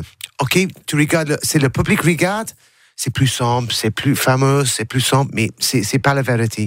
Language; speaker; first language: French; non-native, learner; English